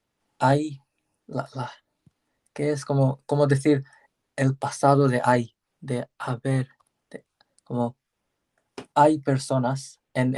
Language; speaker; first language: Spanish; non-native, learner; English